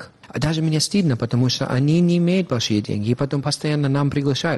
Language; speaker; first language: Russian; non-native, fluent; English